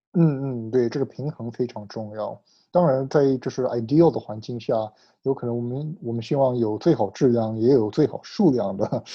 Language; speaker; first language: Chinese; early bilingual, heritage; Chinese